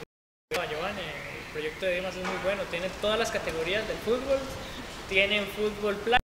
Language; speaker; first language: Spanish; native; Spanish